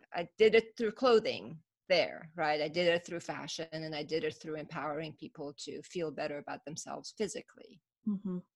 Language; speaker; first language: English; early bilingual, other home language; Persian